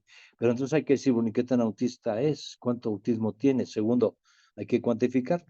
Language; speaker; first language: Spanish; native; Spanish